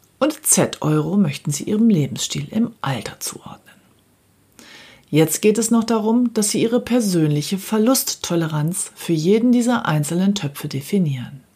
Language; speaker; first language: German; native; German